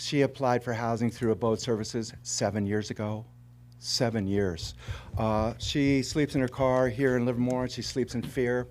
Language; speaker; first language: English; native; English